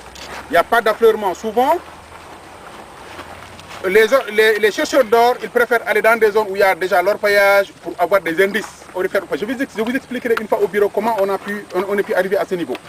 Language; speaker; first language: French; non-native, local second language; Wolof